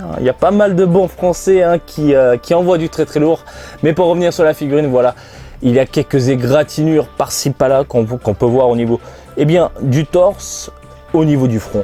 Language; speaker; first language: French; native; French